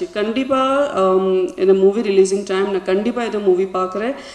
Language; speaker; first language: Tamil; non-native, learner; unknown